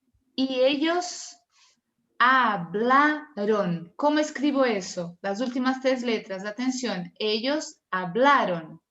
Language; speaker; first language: Spanish; non-native, fluent; Portuguese